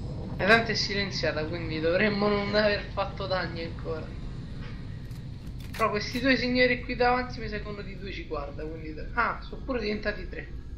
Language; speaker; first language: Italian; native; Italian